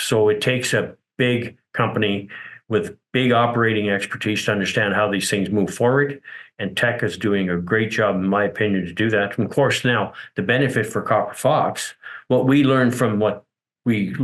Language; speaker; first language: English; native; English